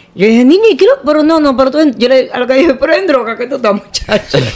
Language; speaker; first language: Spanish; native; Spanish